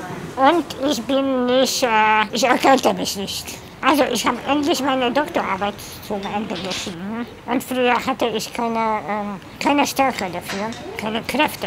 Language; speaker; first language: German; non-native, fluent; Polish